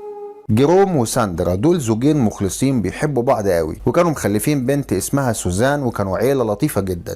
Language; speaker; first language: Arabic; native; Arabic